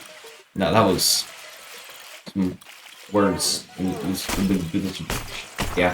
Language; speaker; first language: English; native; English